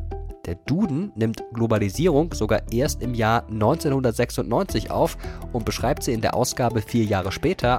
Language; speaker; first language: German; native; German